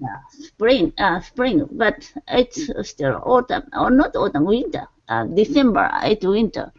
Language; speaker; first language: English; non-native, learner; Japanese